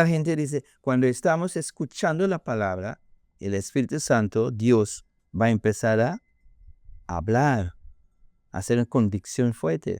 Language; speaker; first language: Spanish; non-native, learner; English